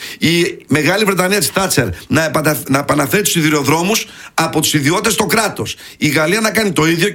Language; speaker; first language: Greek; early bilingual, heritage; Greek